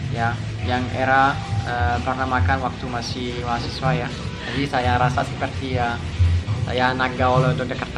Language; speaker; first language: Indonesian; non-native, fluent; French